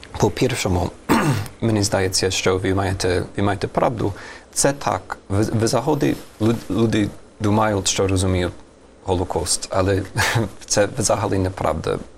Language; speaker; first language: Ukrainian; non-native, fluent; English